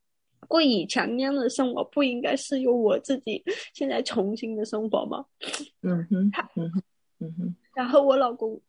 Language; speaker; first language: Chinese; non-native, local second language; Cantonese